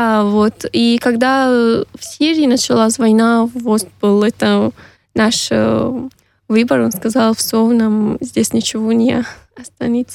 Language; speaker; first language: Russian; non-native, learner; Arabic